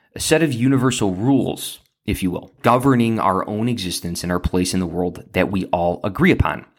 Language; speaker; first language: English; native; English